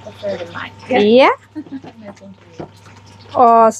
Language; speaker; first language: Norwegian; non-native, learner; Thai